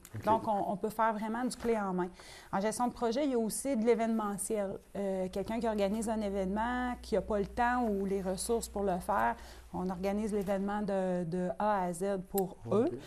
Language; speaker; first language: French; native; French